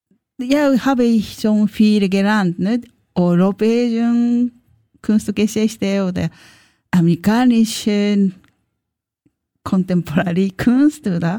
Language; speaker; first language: German; non-native, learner; Japanese